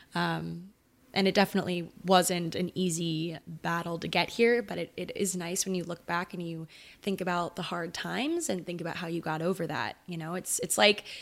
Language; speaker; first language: English; early bilingual, other home language; Italian